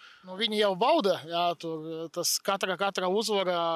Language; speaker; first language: Latvian; non-native, local second language; Russian